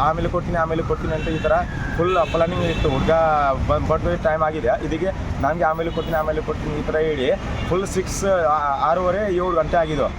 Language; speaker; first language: Kannada; non-native, learner; Nepali